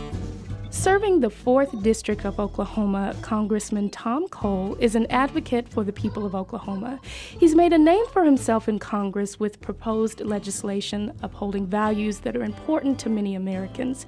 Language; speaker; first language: English; native; English